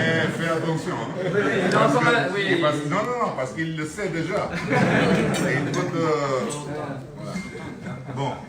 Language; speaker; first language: French; non-native, fluent; Albanian